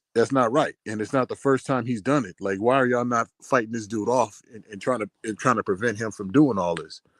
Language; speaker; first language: English; native; English